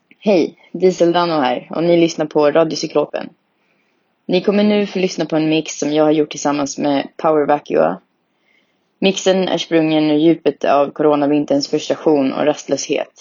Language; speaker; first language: Swedish; native; Swedish